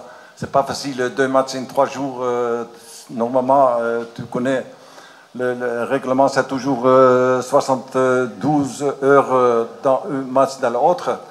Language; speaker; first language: French; non-native, learner; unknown